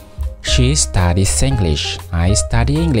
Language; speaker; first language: English; non-native, fluent; Indonesian